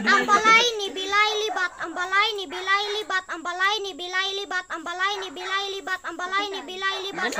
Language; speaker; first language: Cebuano; native; Cebuano